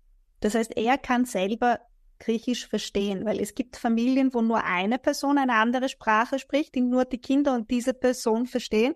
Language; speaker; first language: German; non-native, fluent; Greek